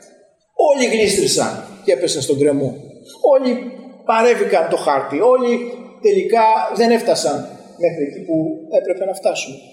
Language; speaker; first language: Greek; native; Greek